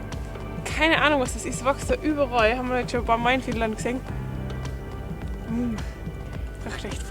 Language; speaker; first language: German; native; German